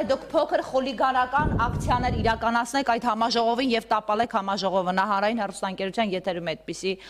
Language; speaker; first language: Armenian; native; Armenian